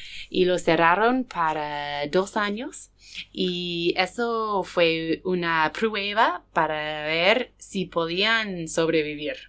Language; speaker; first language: Spanish; non-native, fluent; English